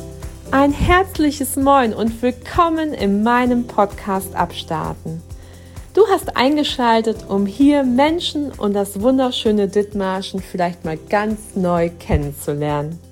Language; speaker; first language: German; native; German